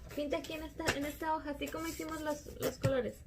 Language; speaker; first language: Spanish; early bilingual, other home language; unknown